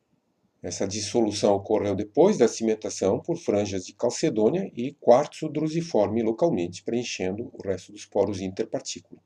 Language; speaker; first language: Portuguese; native; Portuguese